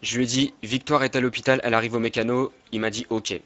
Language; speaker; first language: French; native; French